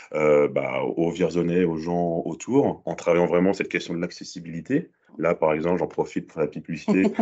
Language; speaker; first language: French; native; French